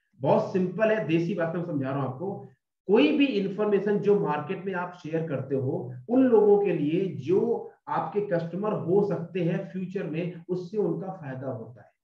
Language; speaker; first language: Hindi; native; Hindi